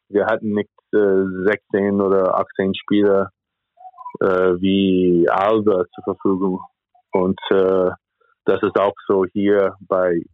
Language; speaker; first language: German; non-native, fluent; English